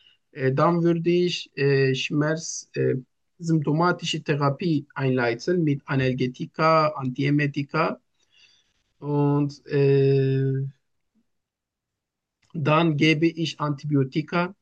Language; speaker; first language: German; non-native, learner; Turkish